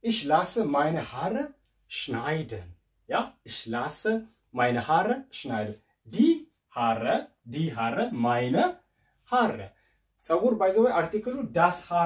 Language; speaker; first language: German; non-native, learner; Amharic